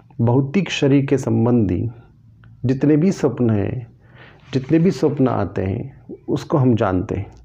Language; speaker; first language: Hindi; non-native, local second language; Marathi